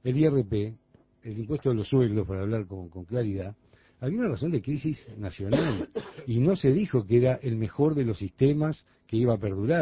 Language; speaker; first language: Spanish; native; Spanish